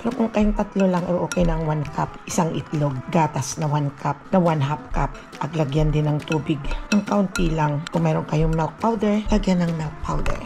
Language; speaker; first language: Filipino; non-native, local second language; Cebuano